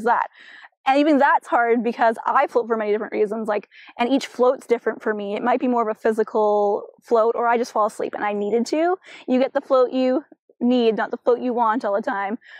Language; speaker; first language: English; native; English